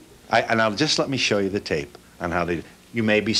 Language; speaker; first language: English; native; English